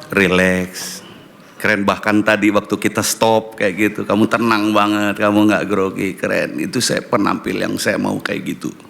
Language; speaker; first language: Indonesian; native; Indonesian